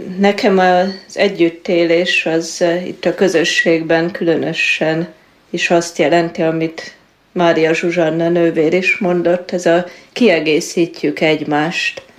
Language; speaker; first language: Hungarian; native; Hungarian